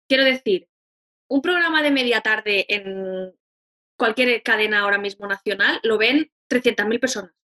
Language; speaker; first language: Spanish; native; Spanish